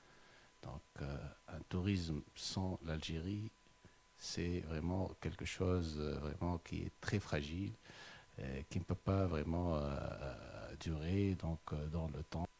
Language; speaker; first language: French; non-native, local second language; Arabic